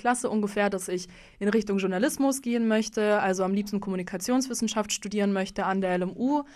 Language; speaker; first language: German; early bilingual, other home language; Russian